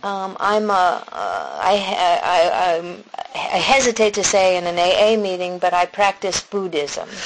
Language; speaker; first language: English; native; English